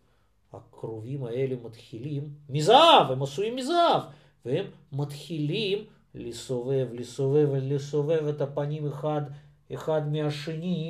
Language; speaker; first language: Hebrew; non-native, fluent; Russian